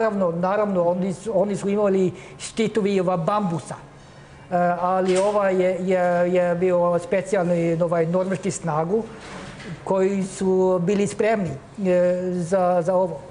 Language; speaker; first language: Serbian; non-native, fluent; Norwegian